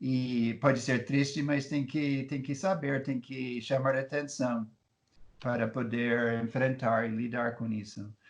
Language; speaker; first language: Portuguese; non-native, fluent; English